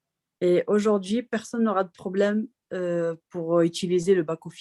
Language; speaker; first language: French; non-native, local second language; Arabic